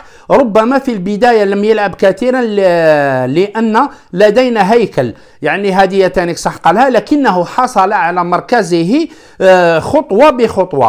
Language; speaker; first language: Arabic; native; Arabic